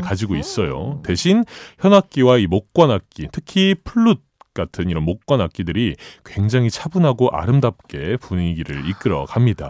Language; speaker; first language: Korean; native; Korean